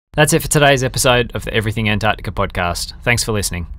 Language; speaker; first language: English; native; English